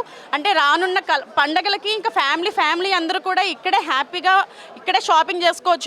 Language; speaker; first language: Telugu; native; Telugu